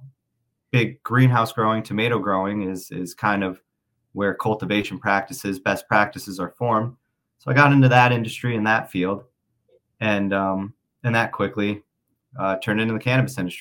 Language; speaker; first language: English; native; English